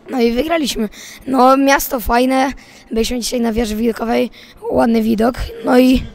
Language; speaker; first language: Polish; native; Polish